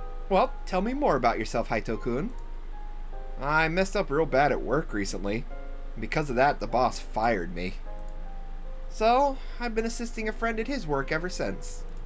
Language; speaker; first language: English; native; English